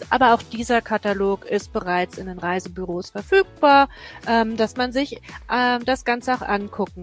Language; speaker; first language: German; native; German